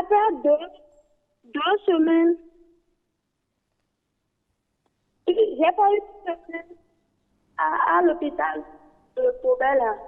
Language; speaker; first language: French; non-native, learner; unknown